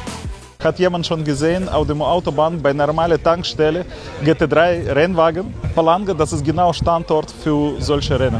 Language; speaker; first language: German; non-native, learner; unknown